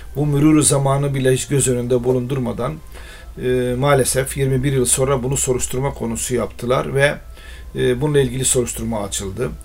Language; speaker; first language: Turkish; non-native, local second language; Arabic